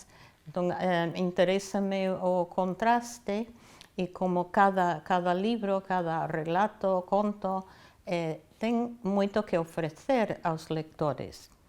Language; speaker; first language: Galician; non-native, fluent; English